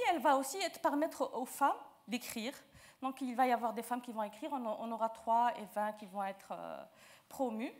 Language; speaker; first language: French; non-native, local second language; Arabic